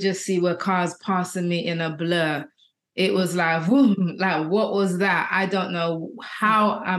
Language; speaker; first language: English; native; English